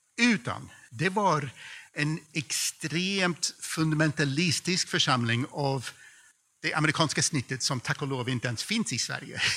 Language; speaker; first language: Swedish; non-native, fluent; English